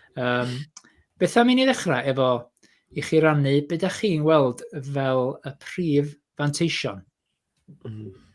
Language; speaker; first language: Welsh; native; Welsh